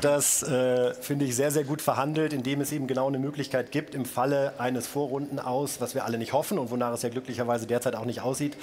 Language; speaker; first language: German; native; German